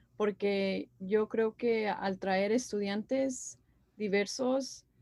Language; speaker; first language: Spanish; early bilingual, heritage; Spanish